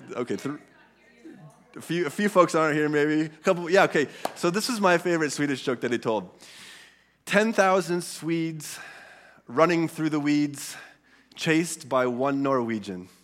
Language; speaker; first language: English; early bilingual, other home language; Swedish